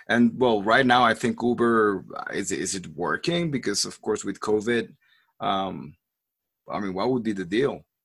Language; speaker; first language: English; non-native, fluent; Spanish